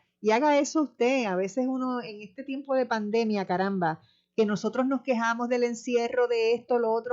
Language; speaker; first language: Spanish; native; Spanish